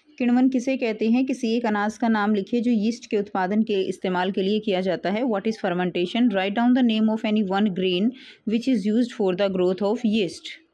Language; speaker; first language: Hindi; native; Hindi